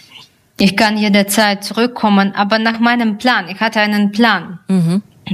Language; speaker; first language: German; non-native, fluent; Russian